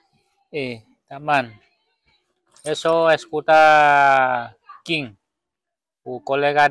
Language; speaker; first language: Portuguese; non-native, learner; Vietnamese